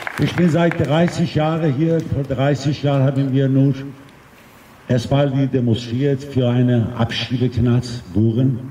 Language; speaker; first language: German; non-native, fluent; Persian